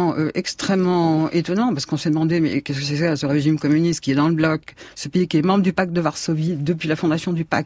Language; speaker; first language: French; native; French